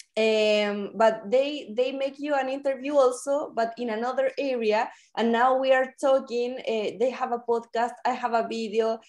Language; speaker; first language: English; non-native, fluent; Spanish